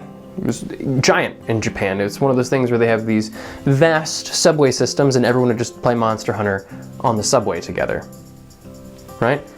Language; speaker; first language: English; native; English